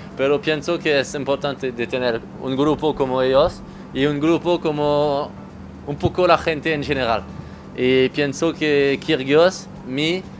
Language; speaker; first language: Spanish; non-native, learner; French